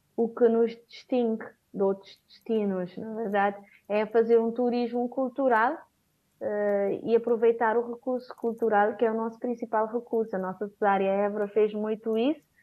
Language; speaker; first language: Portuguese; non-native, local second language; Kabuverdianu